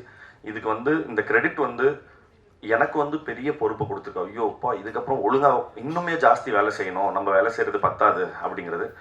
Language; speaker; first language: Tamil; native; Tamil